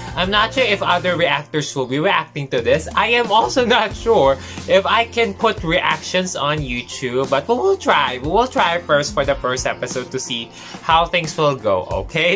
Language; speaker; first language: English; non-native, local second language; Filipino